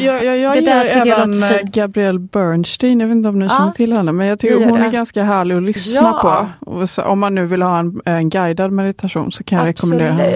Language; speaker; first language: Swedish; native; Swedish